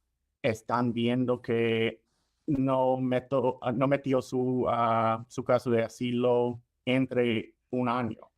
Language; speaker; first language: Spanish; non-native, fluent; English